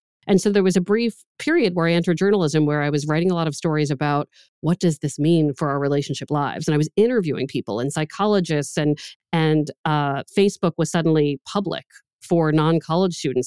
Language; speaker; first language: English; native; English